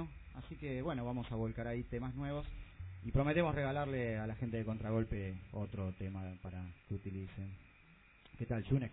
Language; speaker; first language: Spanish; native; Spanish